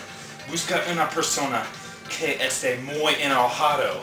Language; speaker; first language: Spanish; non-native, learner; English